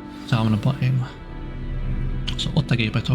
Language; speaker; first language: Swedish; non-native, learner; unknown